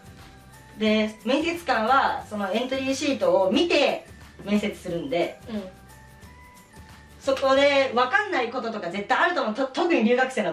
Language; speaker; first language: Japanese; native; Japanese